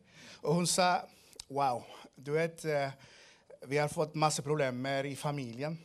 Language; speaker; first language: Norwegian; non-native, fluent; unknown